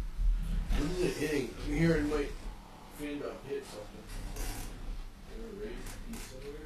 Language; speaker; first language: English; native; English